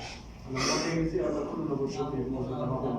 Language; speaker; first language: Arabic; non-native, learner; Bangla